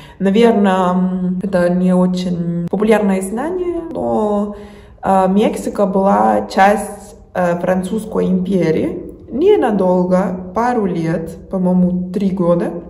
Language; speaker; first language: Russian; non-native, fluent; Spanish